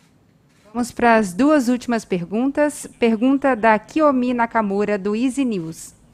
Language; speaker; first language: Portuguese; native; Portuguese